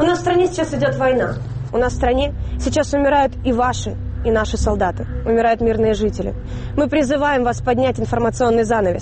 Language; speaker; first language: Russian; native; Russian